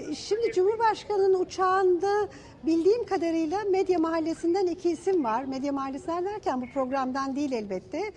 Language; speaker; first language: Turkish; native; Turkish